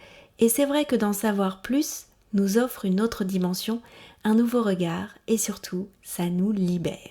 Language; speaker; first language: French; native; French